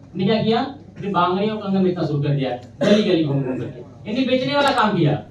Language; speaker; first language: Hindi; native; Hindi